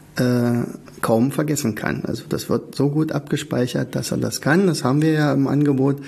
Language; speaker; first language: German; native; German